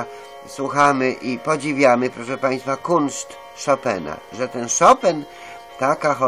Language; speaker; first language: Polish; native; Polish